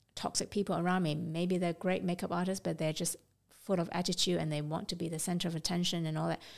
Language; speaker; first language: English; non-native, local second language; Cantonese